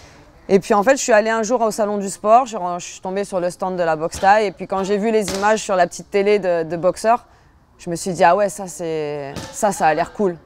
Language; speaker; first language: French; native; French